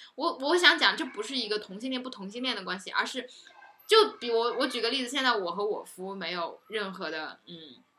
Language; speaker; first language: Chinese; native; Chinese